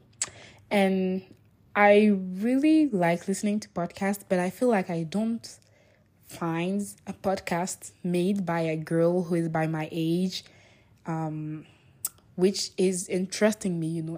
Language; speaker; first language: English; non-native, fluent; French